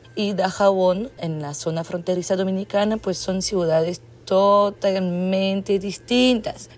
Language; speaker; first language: Spanish; non-native, fluent; French